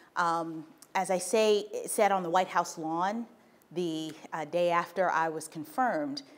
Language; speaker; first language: English; native; English